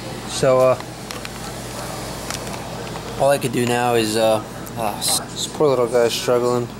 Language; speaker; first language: English; early bilingual, other home language; Spanish